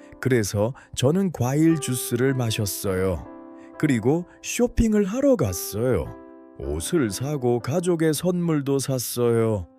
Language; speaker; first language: Korean; non-native, learner; Uzbek